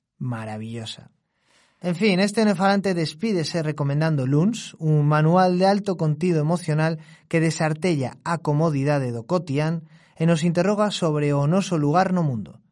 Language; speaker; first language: Galician; non-native, local second language; Spanish